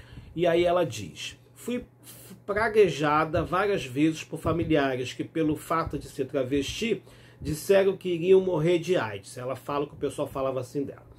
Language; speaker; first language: Portuguese; native; Portuguese